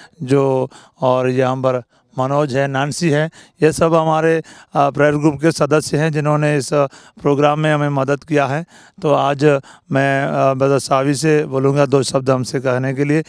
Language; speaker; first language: Hindi; native; Hindi